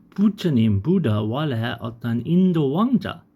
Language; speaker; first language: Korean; non-native, learner; English